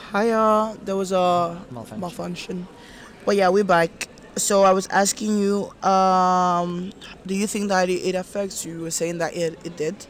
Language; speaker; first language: English; non-native, local second language; Spanish